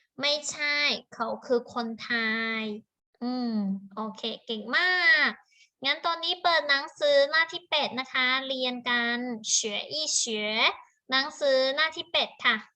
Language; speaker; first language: Thai; native; Thai